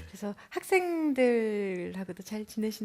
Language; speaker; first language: Korean; native; Korean